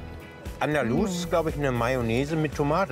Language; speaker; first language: German; native; German